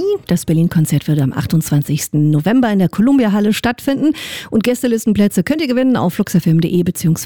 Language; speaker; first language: German; native; German